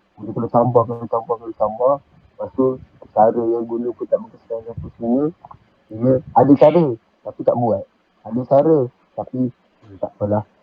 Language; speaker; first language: Malay; native; Malay